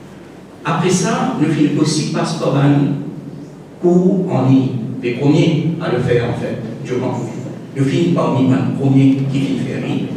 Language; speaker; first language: French; non-native, local second language; Morisyen